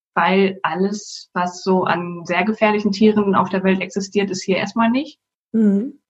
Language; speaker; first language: German; native; German